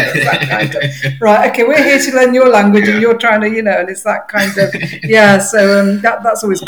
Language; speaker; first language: English; native; English